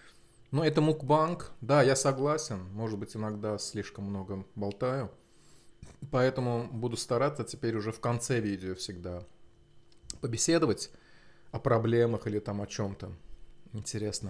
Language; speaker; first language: Russian; non-native, fluent; Azerbaijani